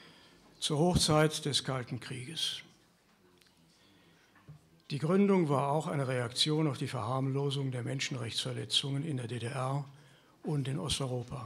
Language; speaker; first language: German; native; German